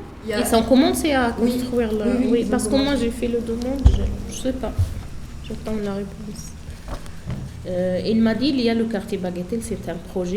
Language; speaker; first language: French; non-native, learner; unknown